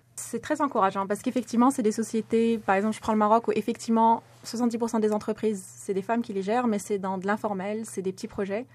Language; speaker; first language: French; non-native, local second language; Arabic